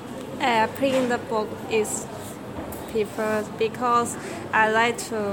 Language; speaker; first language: English; non-native, learner; Cantonese